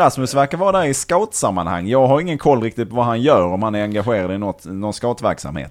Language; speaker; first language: Swedish; native; Swedish